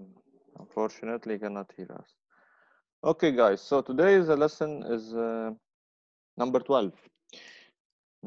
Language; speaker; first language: English; non-native, fluent; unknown